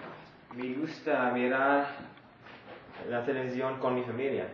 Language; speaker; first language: Spanish; non-native, learner; English